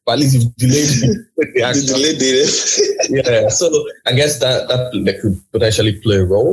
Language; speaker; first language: English; non-native, local second language; Igbo